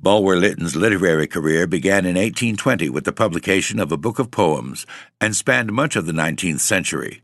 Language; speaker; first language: English; native; English